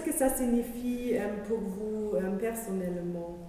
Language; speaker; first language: French; non-native, fluent; German